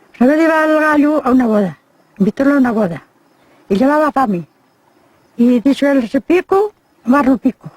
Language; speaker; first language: Asturian; native; Asturian